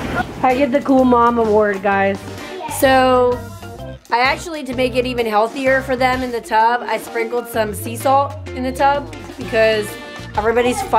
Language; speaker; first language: English; native; English